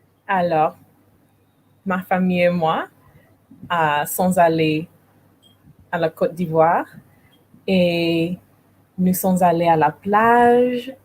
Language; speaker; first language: French; non-native, learner; English